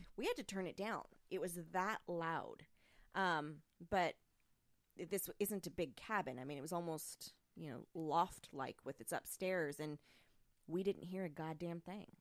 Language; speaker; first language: English; native; English